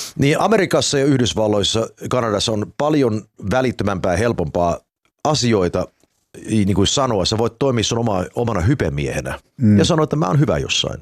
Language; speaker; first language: Finnish; non-native, fluent; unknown